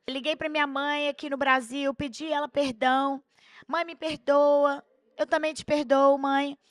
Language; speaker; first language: Portuguese; early bilingual, heritage; Portuguese